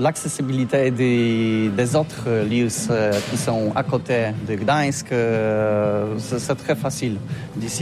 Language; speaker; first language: French; non-native, learner; Polish